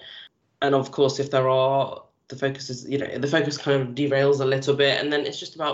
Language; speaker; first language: English; native; English